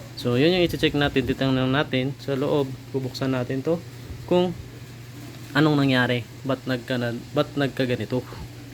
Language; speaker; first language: Filipino; non-native, local second language; Cebuano